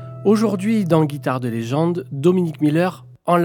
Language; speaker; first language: French; native; French